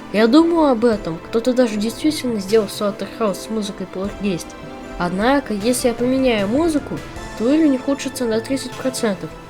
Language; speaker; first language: Russian; native; Russian